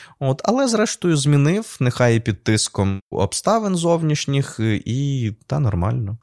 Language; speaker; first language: Ukrainian; non-native, local second language; Russian